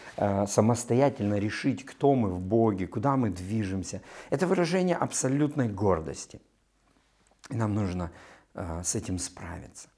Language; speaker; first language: Russian; native; Russian